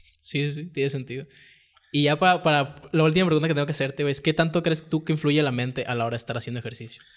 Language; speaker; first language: Spanish; native; Spanish